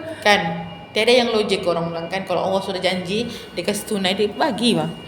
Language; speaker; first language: Malay; native; Malay